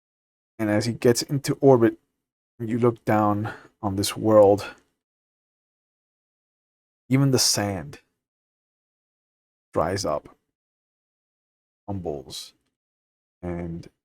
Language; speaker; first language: English; native; English